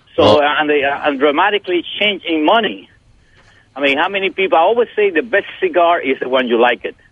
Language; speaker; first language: English; non-native, fluent; Spanish